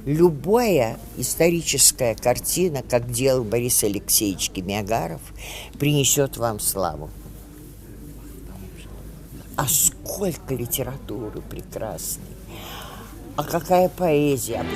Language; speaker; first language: Russian; native; Russian